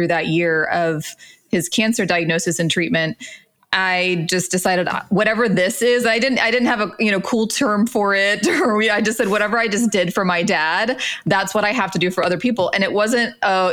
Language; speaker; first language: English; native; English